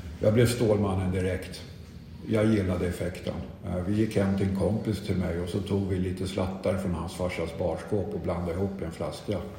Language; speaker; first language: Swedish; native; Swedish